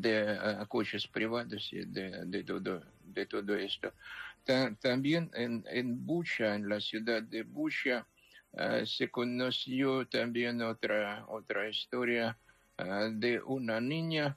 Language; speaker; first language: Spanish; non-native, fluent; Ukrainian